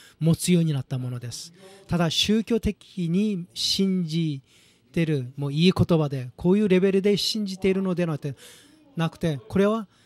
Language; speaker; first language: Japanese; non-native, fluent; Korean